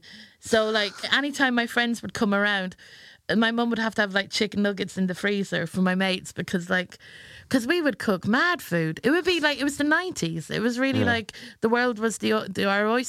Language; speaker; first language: English; native; English